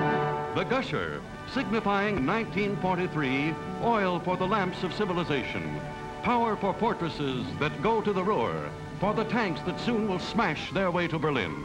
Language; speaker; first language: English; native; English